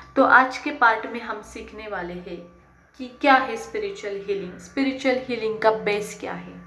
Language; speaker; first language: Hindi; non-native, local second language; Marathi